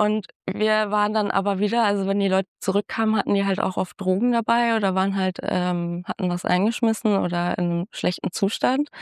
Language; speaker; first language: German; native; German